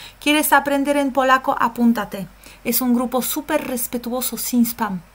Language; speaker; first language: Spanish; non-native, fluent; Polish